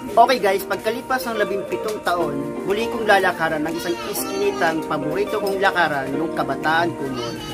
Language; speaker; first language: Filipino; native; Filipino